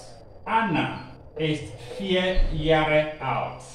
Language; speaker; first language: German; non-native, learner; Akan